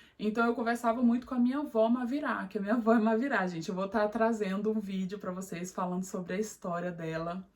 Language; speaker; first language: Portuguese; native; Portuguese